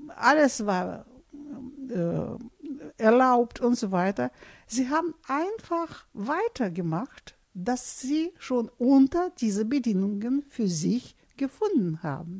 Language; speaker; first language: German; non-native, fluent; Russian